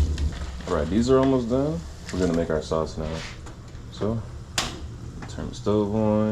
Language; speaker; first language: English; native; English